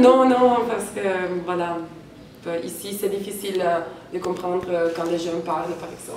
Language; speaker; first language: French; non-native, fluent; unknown